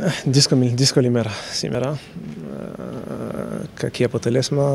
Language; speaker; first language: Greek; non-native, fluent; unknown